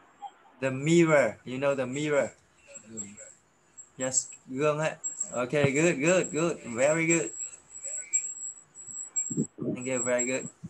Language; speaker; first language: English; non-native, fluent; Vietnamese